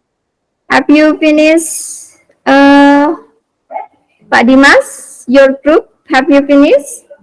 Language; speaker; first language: English; non-native, learner; Indonesian